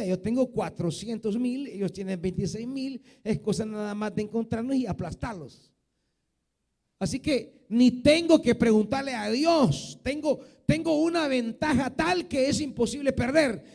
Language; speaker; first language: Spanish; native; Spanish